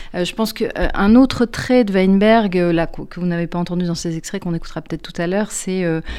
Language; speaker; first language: French; native; French